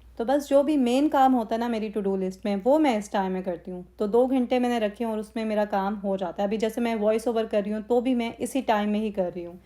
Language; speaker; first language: Urdu; native; Urdu